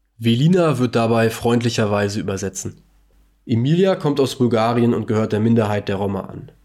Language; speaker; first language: German; native; German